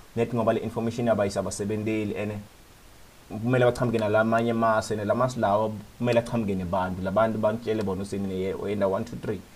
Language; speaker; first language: Zulu; non-native, local second language; Swati